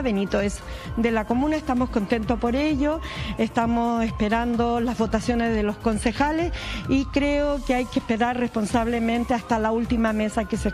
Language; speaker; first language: Spanish; native; Spanish